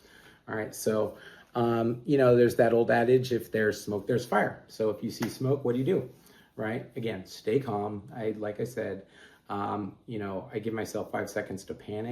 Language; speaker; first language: English; native; English